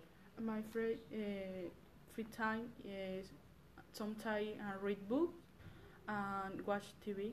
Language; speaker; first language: English; non-native, learner; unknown